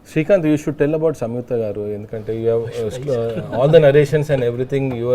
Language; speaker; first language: Telugu; native; Telugu